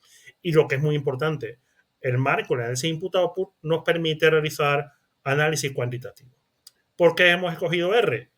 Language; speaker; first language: Spanish; native; Spanish